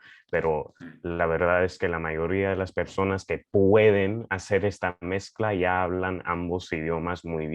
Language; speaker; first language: Spanish; early bilingual, heritage; Spanish